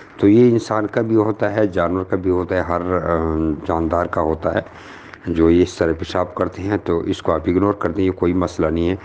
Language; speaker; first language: Urdu; non-native, local second language; Pashto